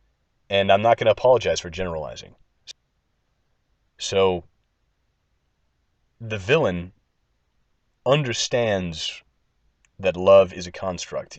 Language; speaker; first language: English; native; English